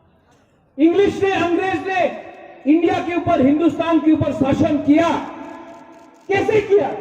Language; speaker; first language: Hindi; non-native, local second language; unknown